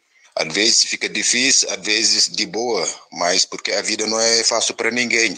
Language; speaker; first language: Portuguese; non-native, learner; Wolof